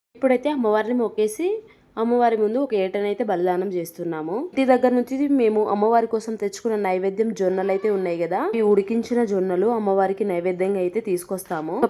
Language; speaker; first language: Telugu; non-native, local second language; Lambadi